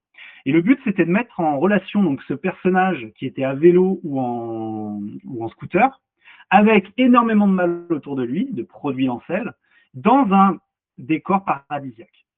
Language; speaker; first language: French; native; French